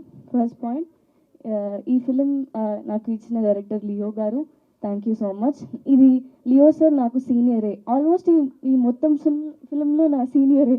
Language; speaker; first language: Telugu; non-native, local second language; Tamil